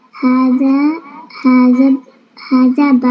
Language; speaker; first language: Arabic; non-native, learner; Malayalam